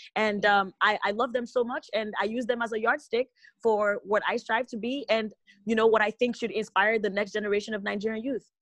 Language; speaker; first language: English; non-native, local second language; Igbo